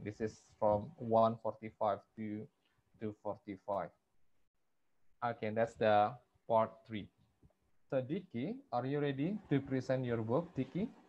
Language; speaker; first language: English; non-native, fluent; Indonesian